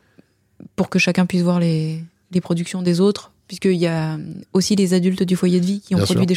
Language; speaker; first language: French; native; French